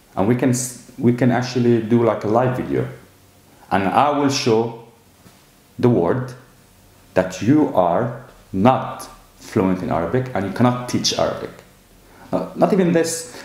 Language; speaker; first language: English; non-native, fluent; Arabic